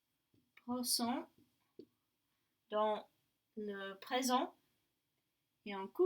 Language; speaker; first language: French; non-native, fluent; English